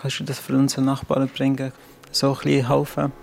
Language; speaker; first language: German; non-native, learner; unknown